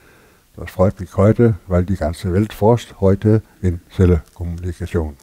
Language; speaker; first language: German; non-native, learner; Danish